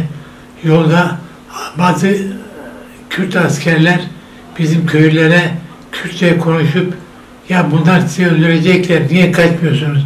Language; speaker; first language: Turkish; non-native, local second language; Zaza